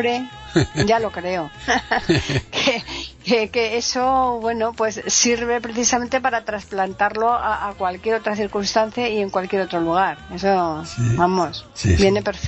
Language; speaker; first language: Spanish; native; Spanish